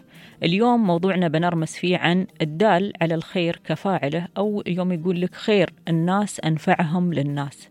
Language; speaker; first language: Arabic; native; Arabic